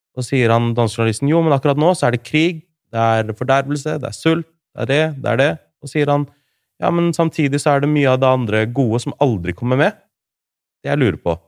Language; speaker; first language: Norwegian; early bilingual, other home language; Urdu